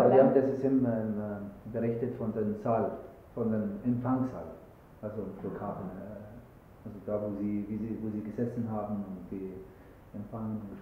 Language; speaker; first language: German; non-native, learner; Arabic